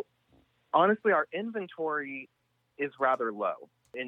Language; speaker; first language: English; native; English